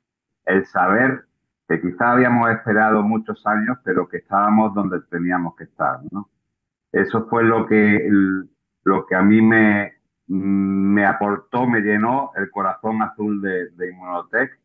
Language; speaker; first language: Spanish; native; Spanish